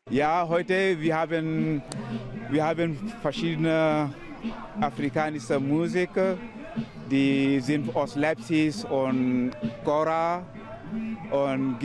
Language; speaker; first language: German; non-native, learner; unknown